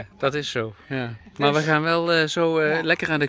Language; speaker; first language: Dutch; native; Dutch